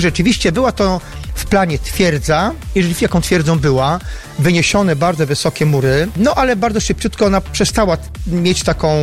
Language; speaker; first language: Polish; native; Polish